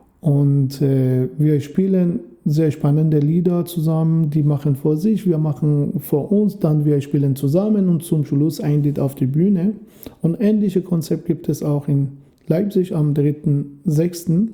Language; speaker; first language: German; non-native, fluent; Persian